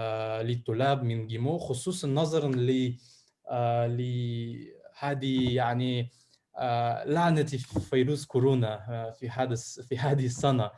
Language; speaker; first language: Arabic; non-native, learner; Russian